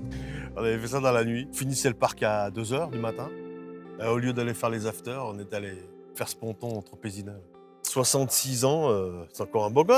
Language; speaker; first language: French; native; French